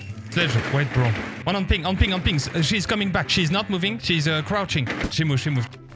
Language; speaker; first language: English; non-native, fluent; French